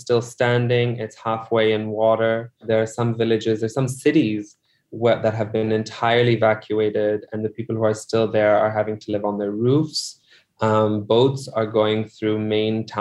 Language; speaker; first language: English; non-native, local second language; Urdu